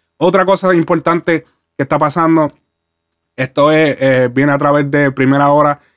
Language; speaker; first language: Spanish; native; Spanish